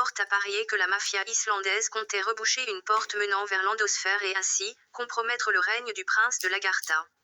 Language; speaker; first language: French; native; French